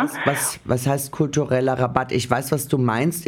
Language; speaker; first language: German; native; German